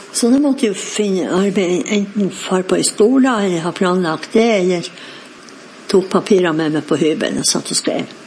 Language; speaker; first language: Norwegian; native; Norwegian